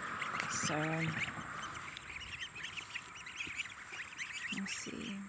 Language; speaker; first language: English; native; English